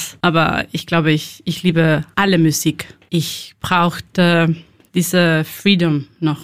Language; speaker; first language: German; non-native, learner; Spanish